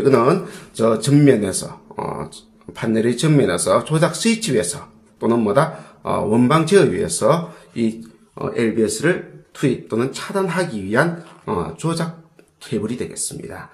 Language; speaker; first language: Korean; native; Korean